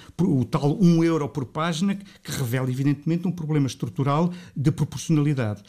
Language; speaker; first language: Portuguese; native; Portuguese